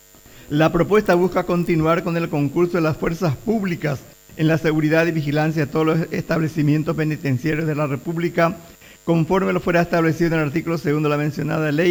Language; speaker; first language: Spanish; native; Spanish